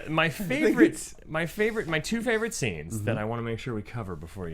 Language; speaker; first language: English; native; English